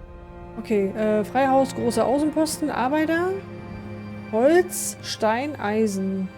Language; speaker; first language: German; native; German